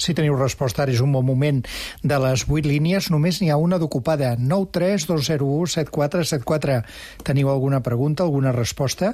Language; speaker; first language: Catalan; native; Catalan